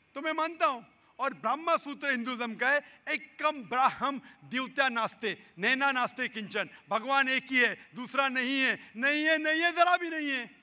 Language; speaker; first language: Hindi; non-native, local second language; Konkani